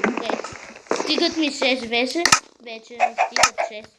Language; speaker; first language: Bulgarian; native; Bulgarian